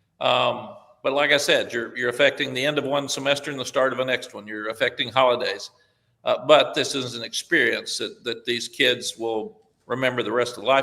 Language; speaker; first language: English; native; English